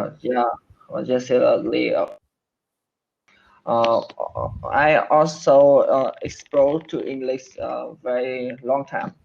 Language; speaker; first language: English; non-native, learner; Vietnamese